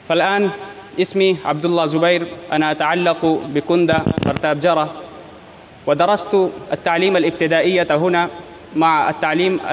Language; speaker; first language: Arabic; non-native, fluent; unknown